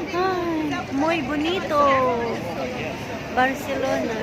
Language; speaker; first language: Spanish; non-native, learner; Filipino